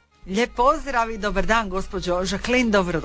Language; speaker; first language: Serbian; native; Serbian